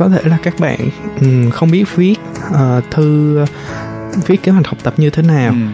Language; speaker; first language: Vietnamese; native; Vietnamese